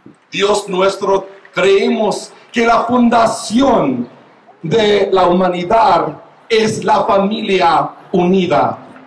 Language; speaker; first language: Spanish; non-native, fluent; English